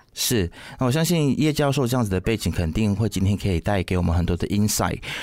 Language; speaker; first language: Chinese; native; Chinese